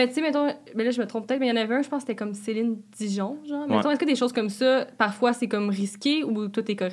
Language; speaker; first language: French; native; French